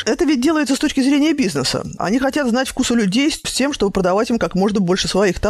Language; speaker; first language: Russian; native; Russian